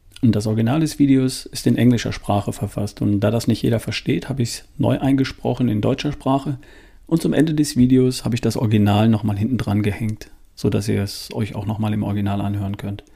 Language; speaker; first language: German; native; German